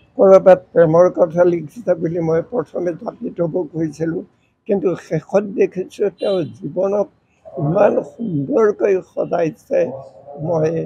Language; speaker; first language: Assamese; native; Assamese